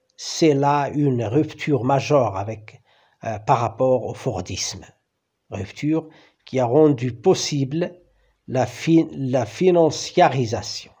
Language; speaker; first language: French; non-native, local second language; Arabic